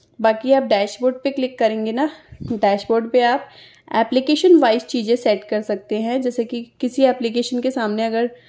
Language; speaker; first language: Hindi; native; Hindi